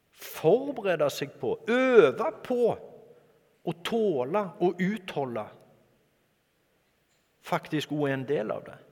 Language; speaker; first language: Norwegian; native; Norwegian